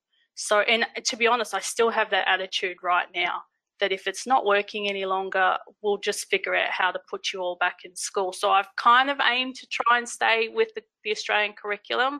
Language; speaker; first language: English; native; English